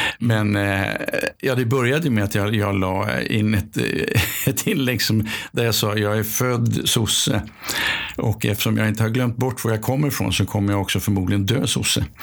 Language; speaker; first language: Swedish; native; Swedish